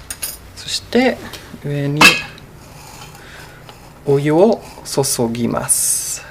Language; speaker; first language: Japanese; non-native, fluent; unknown